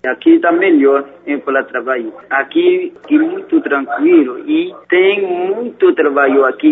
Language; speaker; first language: Portuguese; non-native, learner; Haitian Creole